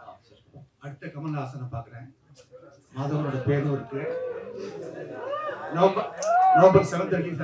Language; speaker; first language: Tamil; native; Tamil